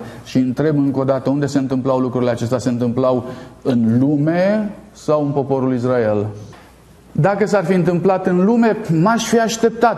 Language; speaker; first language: Romanian; native; Romanian